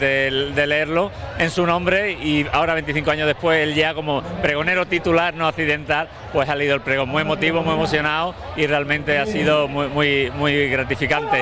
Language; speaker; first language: Spanish; native; Spanish